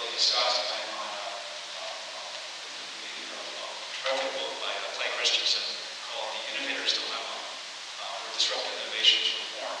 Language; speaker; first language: English; native; English